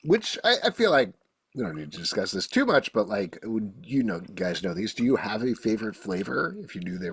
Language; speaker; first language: English; native; English